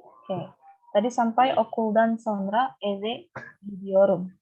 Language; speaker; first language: Turkish; non-native, fluent; Indonesian